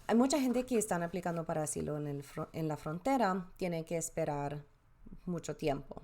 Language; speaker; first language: Spanish; early bilingual, heritage; Spanish